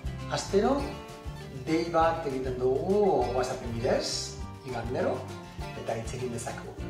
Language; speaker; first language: Basque; non-native, local second language; Spanish